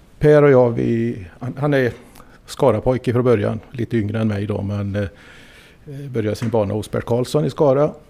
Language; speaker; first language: Swedish; native; Swedish